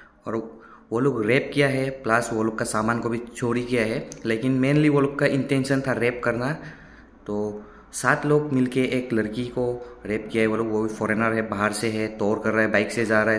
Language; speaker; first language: Hindi; non-native, local second language; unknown